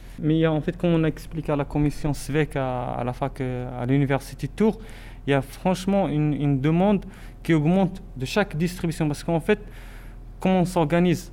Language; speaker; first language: French; non-native, local second language; Arabic